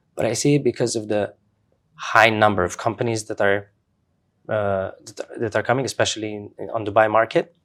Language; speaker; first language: English; non-native, fluent; Romanian